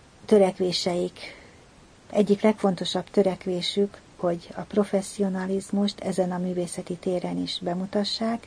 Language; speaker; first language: Hungarian; native; Hungarian